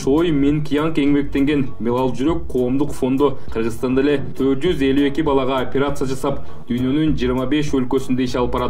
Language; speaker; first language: Kyrgyz; native; Kyrgyz